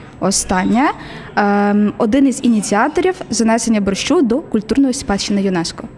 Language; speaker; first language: Ukrainian; native; Ukrainian